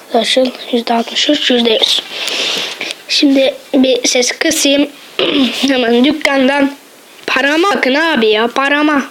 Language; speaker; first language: Turkish; native; Turkish